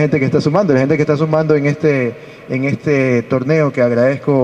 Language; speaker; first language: Spanish; native; Spanish